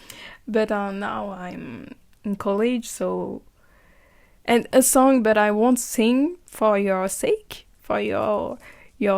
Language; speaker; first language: English; non-native, learner; French